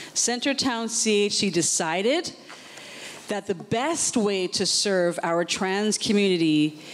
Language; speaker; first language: English; native; English